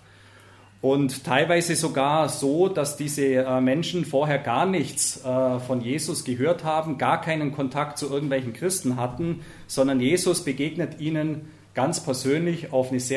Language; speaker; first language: German; native; German